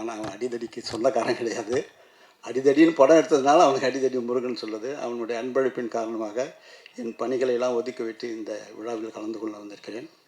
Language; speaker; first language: Tamil; native; Tamil